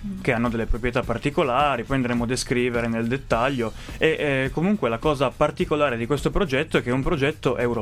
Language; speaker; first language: Italian; native; Italian